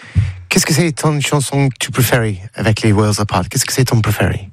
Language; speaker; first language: French; non-native, learner; English